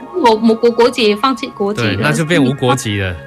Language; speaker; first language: Chinese; non-native, fluent; Khmer